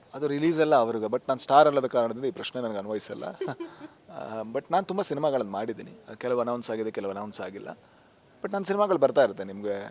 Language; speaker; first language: Kannada; non-native, local second language; Tulu